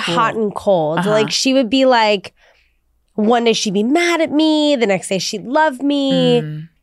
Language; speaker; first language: English; native; English